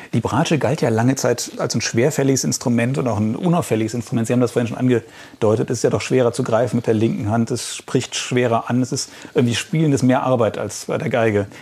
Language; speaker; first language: German; native; German